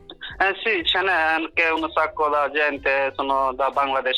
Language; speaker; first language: Italian; non-native, learner; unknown